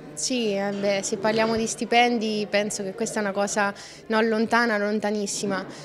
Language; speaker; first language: Italian; native; Italian